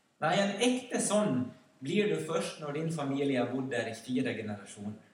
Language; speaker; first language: Swedish; native; Swedish